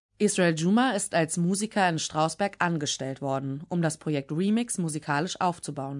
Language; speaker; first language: German; native; German